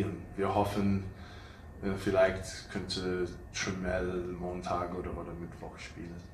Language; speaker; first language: German; non-native, learner; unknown